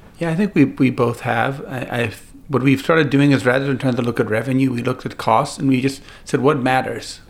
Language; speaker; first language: English; native; English